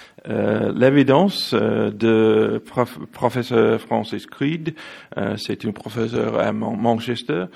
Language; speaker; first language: French; non-native, learner; English